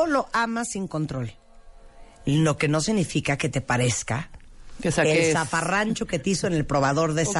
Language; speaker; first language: Spanish; native; Spanish